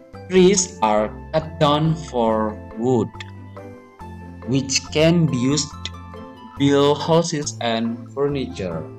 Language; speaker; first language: English; non-native, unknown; Indonesian